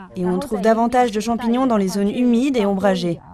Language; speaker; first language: French; non-native, fluent; Ukrainian